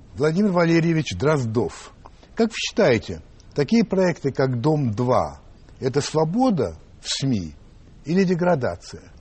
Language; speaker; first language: Russian; early bilingual, other home language; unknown